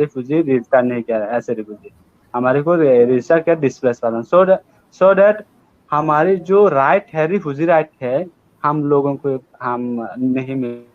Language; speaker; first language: Hindi; non-native, learner; Rohingya